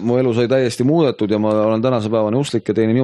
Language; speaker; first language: Estonian; non-native, fluent; Russian